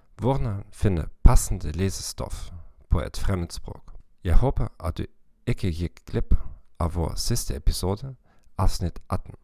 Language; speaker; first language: Norwegian; non-native, learner; German